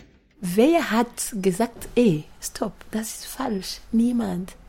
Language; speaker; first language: German; non-native, fluent; Kinyarwanda